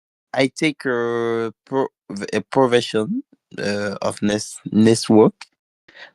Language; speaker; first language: English; non-native, learner; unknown